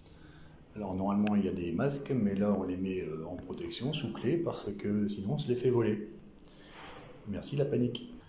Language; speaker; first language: French; native; French